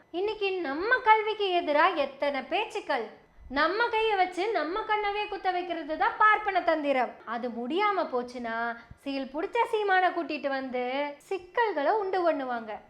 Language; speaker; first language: Tamil; native; Tamil